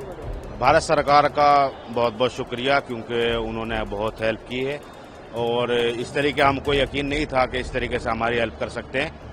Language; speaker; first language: Hindi; native; Hindi